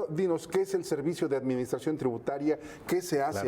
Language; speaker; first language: Spanish; native; Spanish